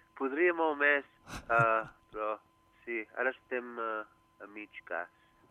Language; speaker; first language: Catalan; early bilingual, heritage; Catalan